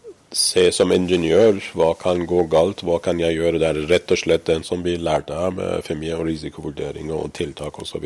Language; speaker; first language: Norwegian; non-native, fluent; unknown